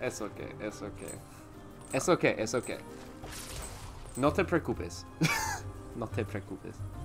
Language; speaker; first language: Spanish; non-native, learner; English